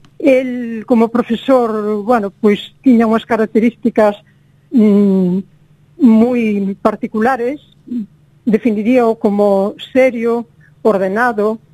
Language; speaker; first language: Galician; native; Galician